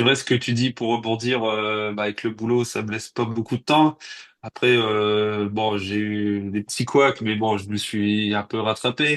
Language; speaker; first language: French; native; French